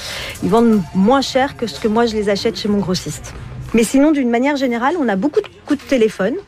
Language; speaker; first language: French; native; French